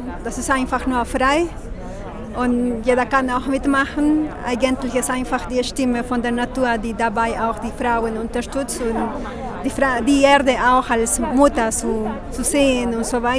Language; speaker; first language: German; non-native, fluent; Spanish